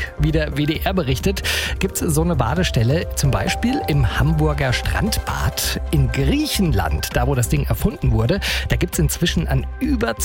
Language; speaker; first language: German; native; German